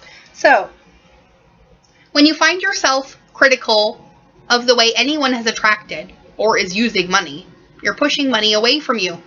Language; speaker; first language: English; native; English